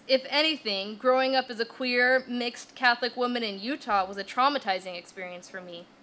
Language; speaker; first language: English; native; English